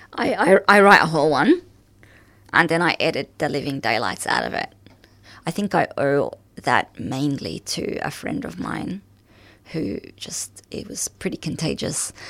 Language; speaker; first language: English; early bilingual, other home language; Arabic